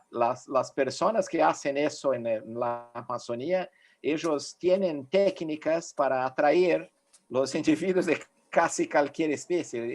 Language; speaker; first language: Spanish; non-native, fluent; Portuguese